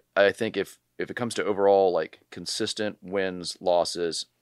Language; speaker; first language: English; native; English